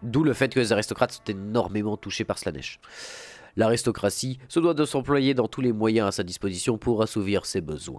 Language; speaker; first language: French; native; French